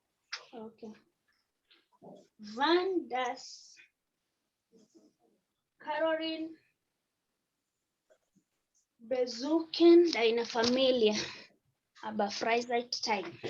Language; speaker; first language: German; non-native, learner; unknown